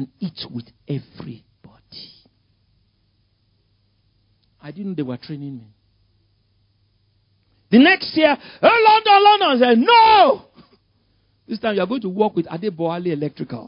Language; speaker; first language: English; non-native, local second language; Yoruba